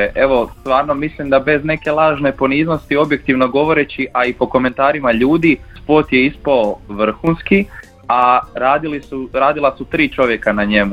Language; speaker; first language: Croatian; native; Croatian